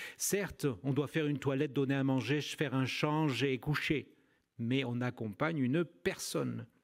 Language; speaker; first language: French; native; French